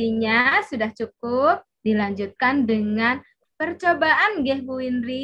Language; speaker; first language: Indonesian; native; Indonesian